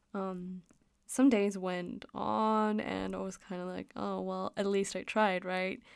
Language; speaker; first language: English; non-native, fluent; Danish